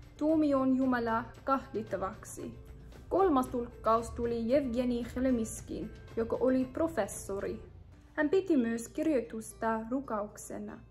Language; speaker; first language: Finnish; non-native, learner; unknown